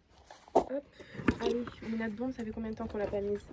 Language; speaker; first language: French; native; French